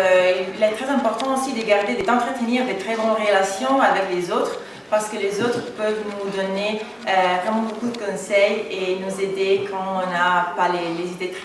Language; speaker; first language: French; non-native, fluent; Italian